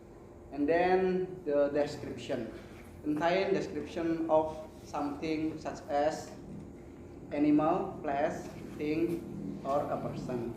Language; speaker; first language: English; non-native, learner; Indonesian